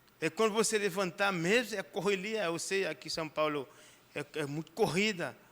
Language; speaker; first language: Portuguese; non-native, fluent; Haitian Creole